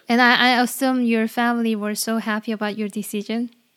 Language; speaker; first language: English; non-native, fluent; Korean